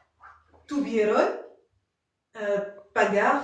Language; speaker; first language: Spanish; non-native, learner; French